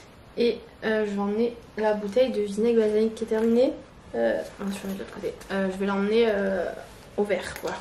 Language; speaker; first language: French; native; French